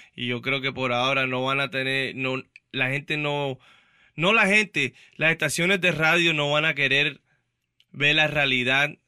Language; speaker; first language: Spanish; early bilingual, heritage; Spanish